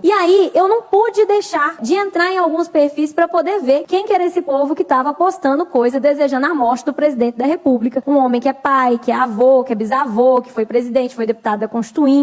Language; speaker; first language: Portuguese; native; Portuguese